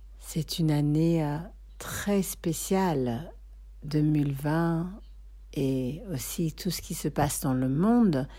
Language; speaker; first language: French; non-native, fluent; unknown